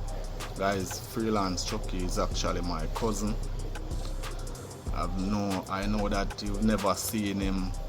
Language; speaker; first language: English; native; English